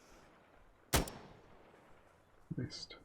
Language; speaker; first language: English; native; English